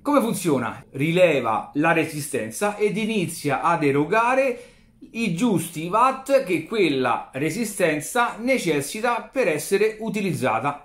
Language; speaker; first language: Italian; native; Italian